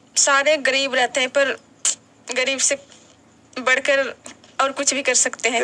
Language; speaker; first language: Hindi; non-native, local second language; Sadri